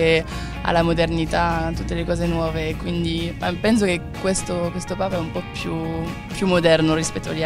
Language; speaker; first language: Italian; non-native, fluent; French